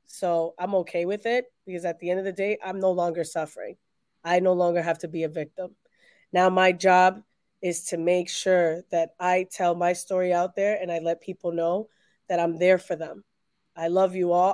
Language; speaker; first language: English; early bilingual, other home language; Spanish